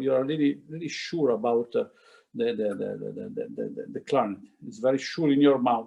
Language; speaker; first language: English; non-native, fluent; Italian